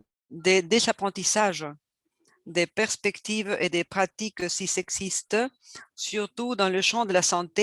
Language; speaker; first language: French; non-native, fluent; Spanish